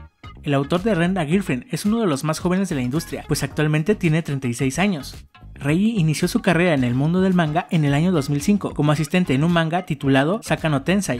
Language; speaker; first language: Spanish; native; Spanish